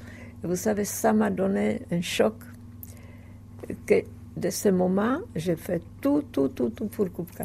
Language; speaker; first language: French; non-native, fluent; Czech